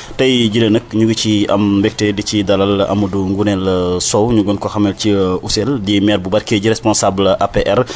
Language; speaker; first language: Wolof; native; Wolof